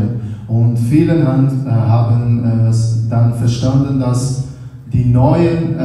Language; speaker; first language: German; non-native, learner; Portuguese